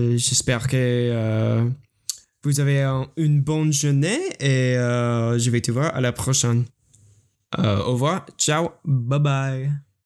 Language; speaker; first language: French; non-native, learner; English